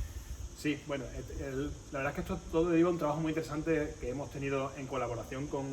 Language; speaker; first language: Spanish; native; Spanish